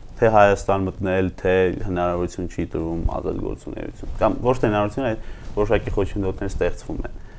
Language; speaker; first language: Armenian; native; Armenian